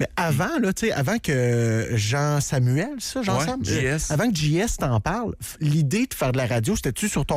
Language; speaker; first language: French; native; French